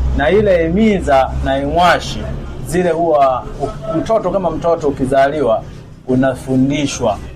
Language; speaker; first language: Swahili; non-native, local second language; Sukuma